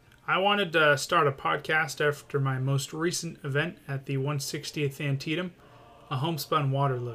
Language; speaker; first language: English; native; English